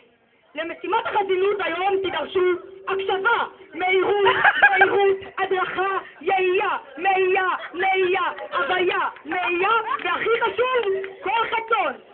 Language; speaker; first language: Hebrew; native; Hebrew